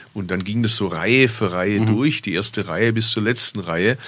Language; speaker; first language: German; early bilingual, other home language; Turkish